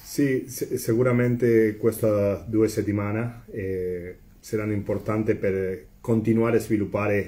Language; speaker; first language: Italian; non-native, fluent; Spanish